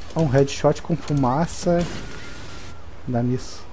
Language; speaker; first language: Portuguese; native; Portuguese